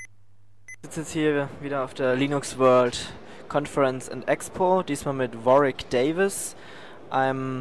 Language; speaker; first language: German; native; German